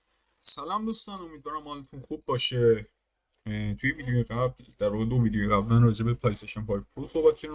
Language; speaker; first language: Persian; native; Persian